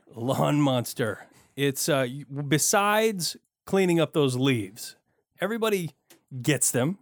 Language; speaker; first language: English; native; English